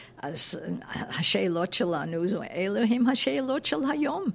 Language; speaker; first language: Hebrew; non-native, fluent; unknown